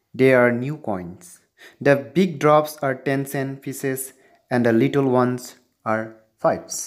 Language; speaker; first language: English; non-native, local second language; Assamese